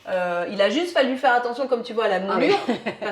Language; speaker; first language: French; native; French